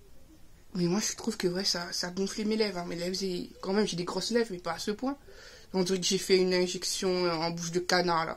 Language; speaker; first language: French; native; French